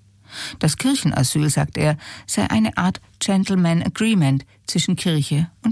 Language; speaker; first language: German; native; German